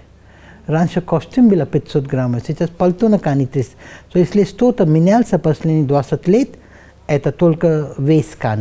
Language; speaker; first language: Russian; non-native, learner; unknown